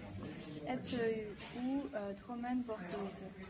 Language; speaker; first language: Dutch; non-native, learner; Spanish